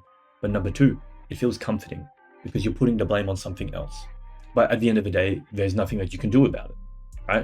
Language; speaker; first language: English; native; English